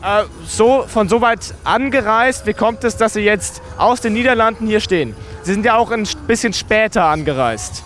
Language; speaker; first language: German; native; German